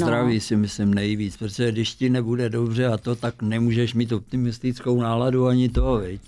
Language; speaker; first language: Czech; native; Czech